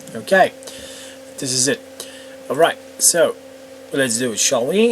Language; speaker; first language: English; non-native, fluent; Polish